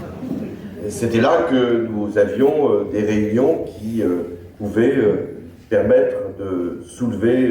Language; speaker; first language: French; native; French